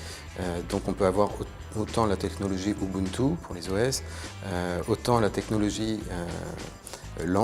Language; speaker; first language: French; native; French